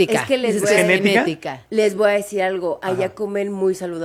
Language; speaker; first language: Spanish; native; Spanish